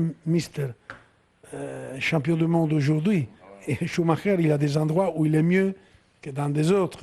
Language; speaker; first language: French; non-native, fluent; Italian